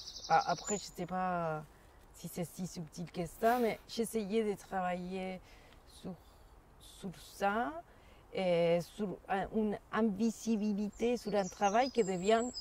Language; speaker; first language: French; non-native, fluent; Spanish